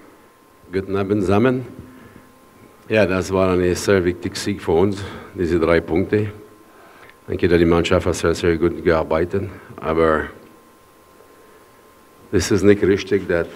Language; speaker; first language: German; non-native, learner; French